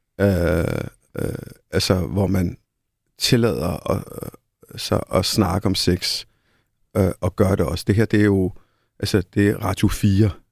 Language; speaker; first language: Danish; early bilingual, other home language; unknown